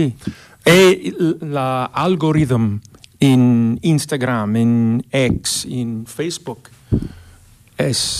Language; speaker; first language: Spanish; non-native, learner; English